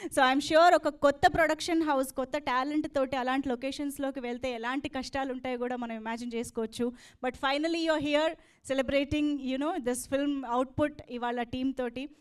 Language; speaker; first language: Telugu; native; Telugu